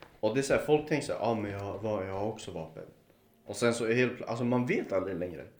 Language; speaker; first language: Swedish; early bilingual, other home language; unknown